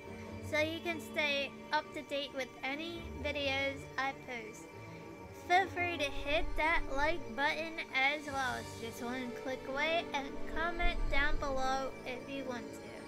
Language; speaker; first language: English; native; English